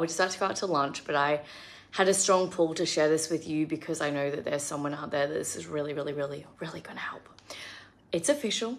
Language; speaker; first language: English; native; English